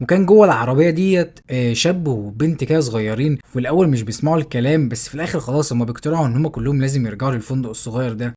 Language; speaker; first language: Arabic; native; Arabic